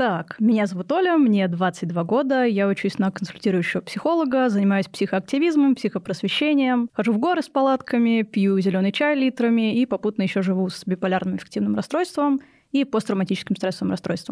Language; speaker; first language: Russian; native; Russian